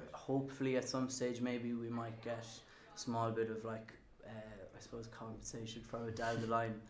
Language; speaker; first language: English; native; English